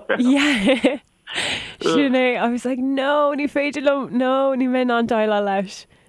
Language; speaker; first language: Irish; non-native, local second language; English